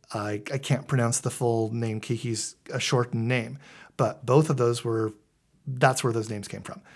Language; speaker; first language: English; native; English